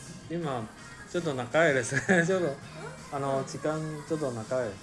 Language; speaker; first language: Japanese; non-native, learner; Chinese